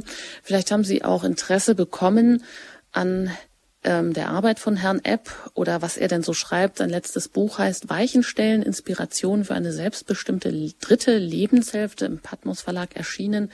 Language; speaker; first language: German; native; German